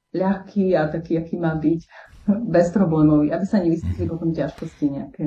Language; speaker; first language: Slovak; native; Slovak